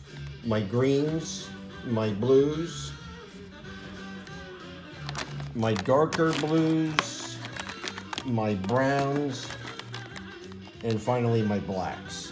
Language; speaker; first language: English; native; English